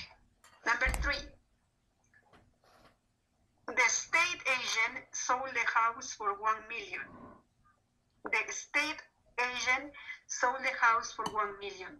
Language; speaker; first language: English; non-native, fluent; Spanish